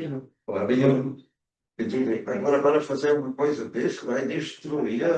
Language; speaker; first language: Portuguese; early bilingual, other home language; German